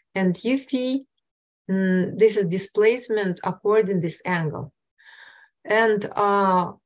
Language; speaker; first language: English; non-native, fluent; Russian